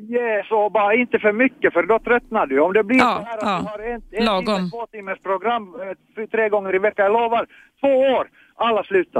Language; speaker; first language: Swedish; non-native, fluent; Finnish